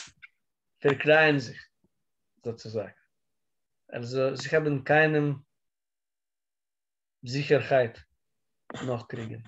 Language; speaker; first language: German; non-native, learner; Russian